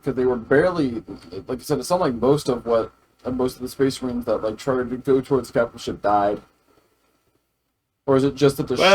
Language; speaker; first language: English; native; English